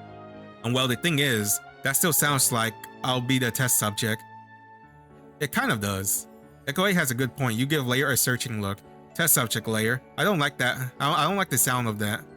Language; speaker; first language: English; native; English